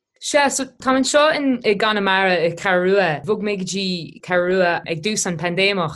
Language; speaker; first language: Irish; non-native, local second language; English